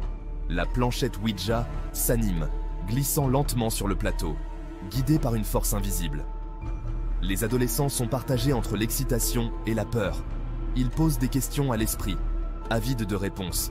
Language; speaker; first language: French; native; French